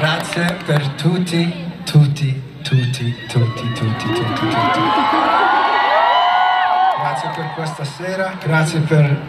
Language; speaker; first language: Italian; non-native, learner; English